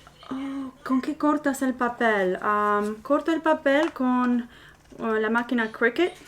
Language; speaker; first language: Spanish; non-native, fluent; English